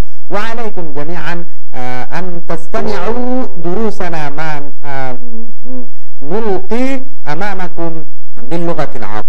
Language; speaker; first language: Arabic; non-native, fluent; Bangla